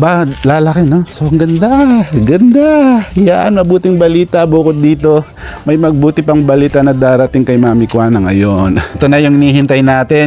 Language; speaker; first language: Filipino; non-native, local second language; Pampanga